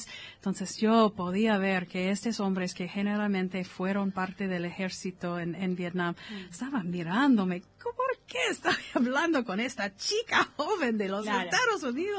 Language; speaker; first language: Spanish; non-native, fluent; English